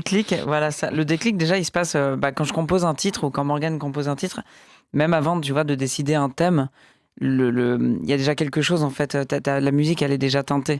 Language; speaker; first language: French; native; French